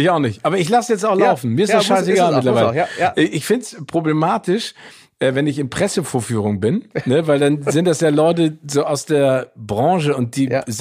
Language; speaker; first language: German; native; German